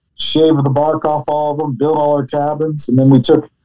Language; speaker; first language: English; native; English